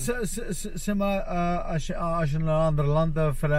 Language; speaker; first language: Dutch; non-native, fluent; Armenian